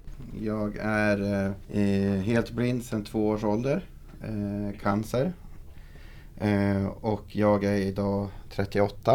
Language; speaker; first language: Swedish; native; Swedish